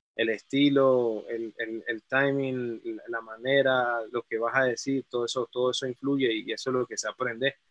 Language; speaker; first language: Spanish; native; Spanish